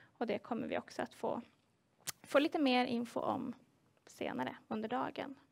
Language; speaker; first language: Swedish; native; Swedish